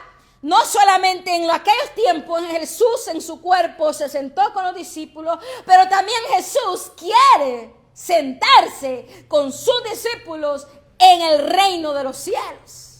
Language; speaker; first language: Spanish; native; Spanish